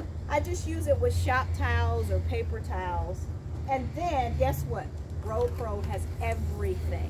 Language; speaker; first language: English; native; English